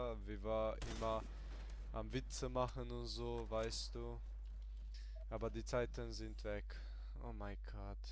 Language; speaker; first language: German; early bilingual, other home language; Hungarian